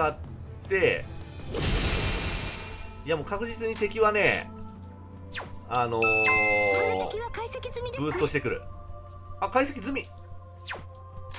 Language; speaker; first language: Japanese; native; Japanese